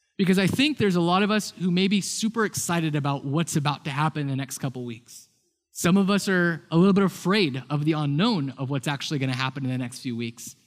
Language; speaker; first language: English; native; English